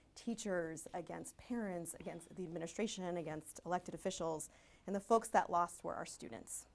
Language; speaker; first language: English; early bilingual, other home language; Spanish